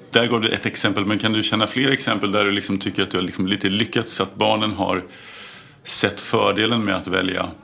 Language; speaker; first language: Swedish; native; Swedish